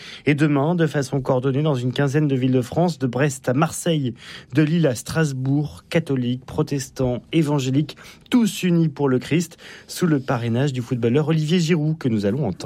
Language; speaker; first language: French; native; French